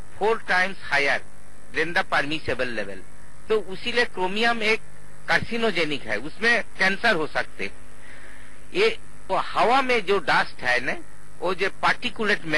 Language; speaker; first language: Hindi; non-native, local second language; Bangla